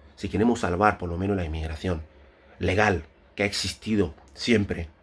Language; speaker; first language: Spanish; non-native, fluent; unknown